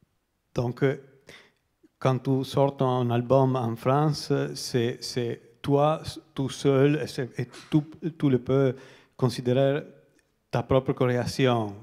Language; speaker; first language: French; non-native, learner; Italian